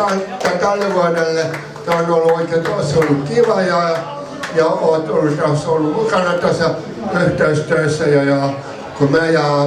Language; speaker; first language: Finnish; native; Finnish